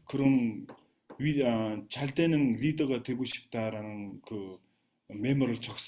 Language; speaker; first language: Korean; non-native, fluent; Mongolian